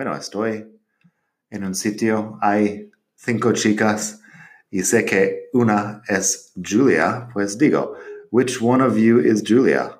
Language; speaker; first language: Spanish; non-native, fluent; English